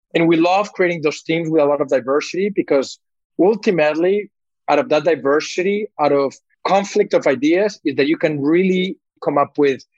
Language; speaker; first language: English; early bilingual, other home language; Spanish